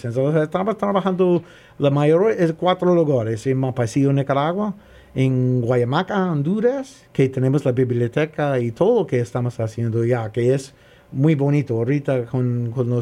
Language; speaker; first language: Spanish; non-native, learner; English